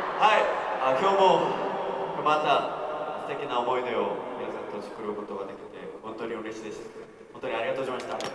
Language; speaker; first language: Japanese; non-native, fluent; Korean